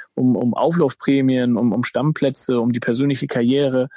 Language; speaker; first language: German; native; German